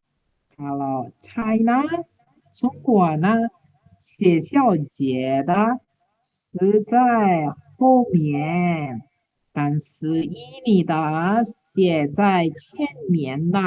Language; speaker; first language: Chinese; non-native, learner; Indonesian